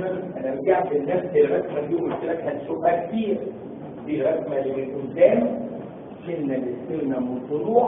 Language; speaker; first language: Arabic; native; Arabic